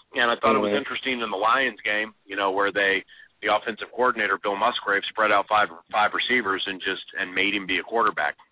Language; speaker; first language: English; native; English